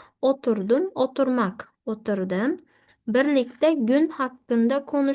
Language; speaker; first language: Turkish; non-native, fluent; Uzbek